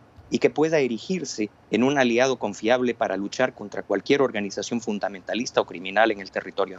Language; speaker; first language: Spanish; native; Spanish